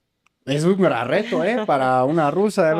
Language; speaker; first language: Spanish; non-native, fluent; German